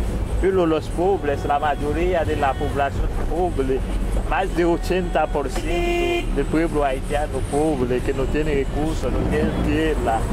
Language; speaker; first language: Spanish; non-native, fluent; Haitian Creole